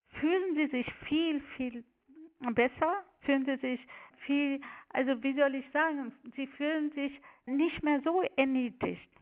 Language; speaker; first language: German; non-native, fluent; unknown